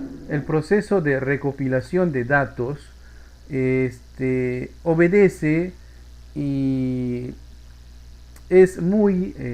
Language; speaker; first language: Spanish; native; Spanish